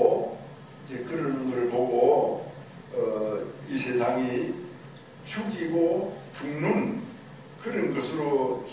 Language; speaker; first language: Korean; native; Korean